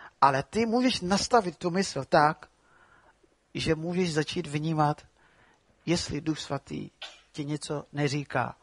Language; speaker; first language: Czech; non-native, fluent; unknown